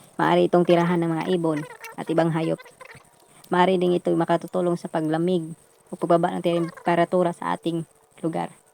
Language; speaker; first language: Filipino; non-native, local second language; Cebuano